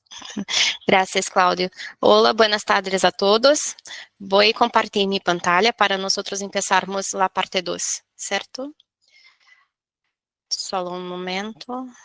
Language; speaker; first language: Spanish; non-native, fluent; Portuguese